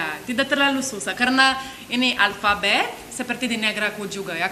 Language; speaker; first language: Indonesian; non-native, learner; Lithuanian